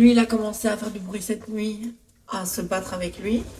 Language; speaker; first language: French; native; French